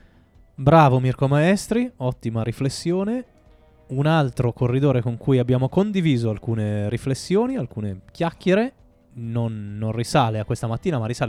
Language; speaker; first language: Italian; native; Italian